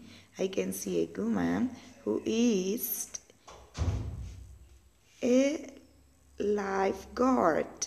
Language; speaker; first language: English; non-native, learner; Spanish